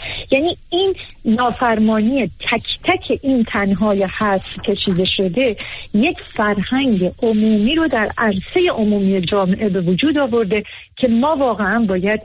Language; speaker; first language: Persian; native; Persian